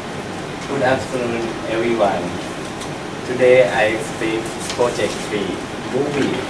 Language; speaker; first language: English; non-native, learner; Thai